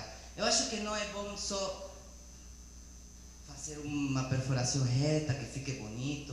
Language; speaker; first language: Portuguese; non-native, learner; Spanish